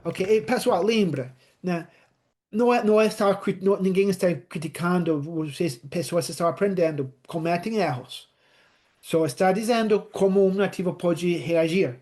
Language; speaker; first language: Portuguese; non-native, fluent; English